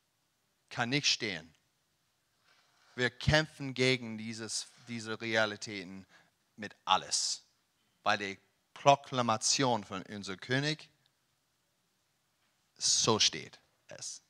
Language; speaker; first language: German; non-native, learner; English